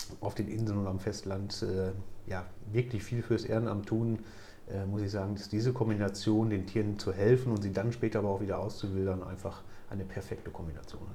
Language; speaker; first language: German; native; German